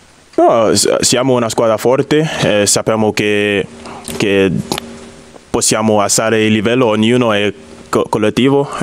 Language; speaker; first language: Italian; non-native, fluent; English